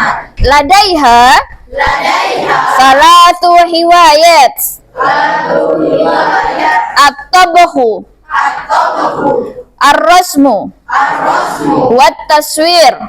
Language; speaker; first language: Arabic; non-native, fluent; Indonesian